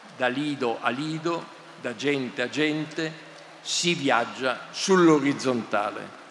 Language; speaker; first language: Italian; native; Italian